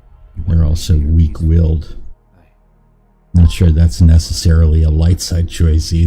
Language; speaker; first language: English; native; English